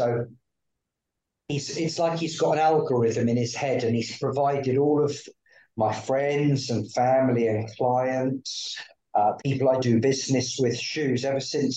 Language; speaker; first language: English; native; English